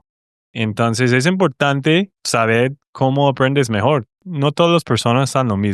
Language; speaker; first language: Spanish; non-native, fluent; English